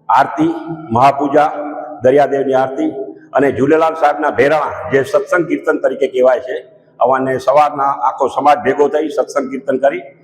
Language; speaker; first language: Gujarati; non-native, local second language; Sindhi